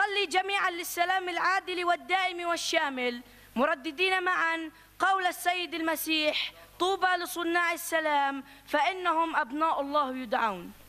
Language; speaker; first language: Arabic; native; Arabic